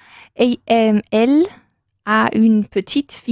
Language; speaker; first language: French; non-native, learner; Spanish